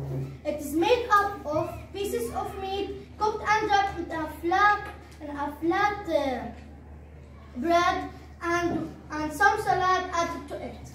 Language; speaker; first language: English; non-native, learner; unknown